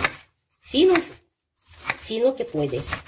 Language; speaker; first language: Spanish; non-native, learner; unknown